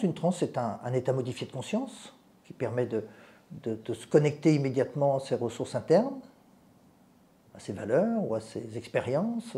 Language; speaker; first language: French; native; French